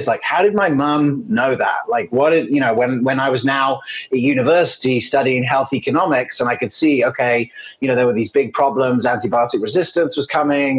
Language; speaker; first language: English; native; English